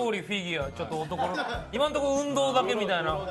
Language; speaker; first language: Japanese; native; Japanese